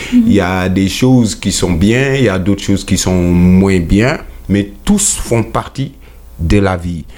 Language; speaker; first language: French; non-native, local second language; Wolof